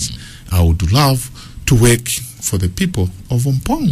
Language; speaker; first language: English; non-native, local second language; Bemba